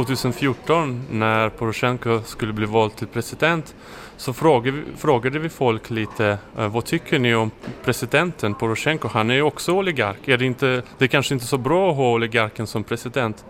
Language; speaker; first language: Swedish; non-native, fluent; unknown